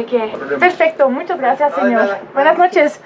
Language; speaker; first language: Spanish; non-native, learner; English